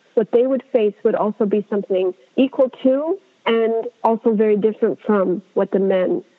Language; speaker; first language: English; non-native, fluent; Amharic